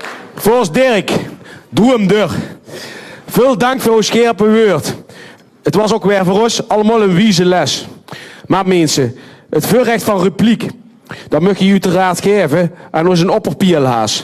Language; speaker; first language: Dutch; native; Dutch